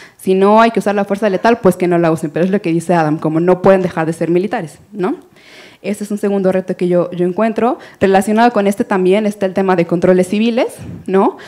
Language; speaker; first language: Spanish; native; Spanish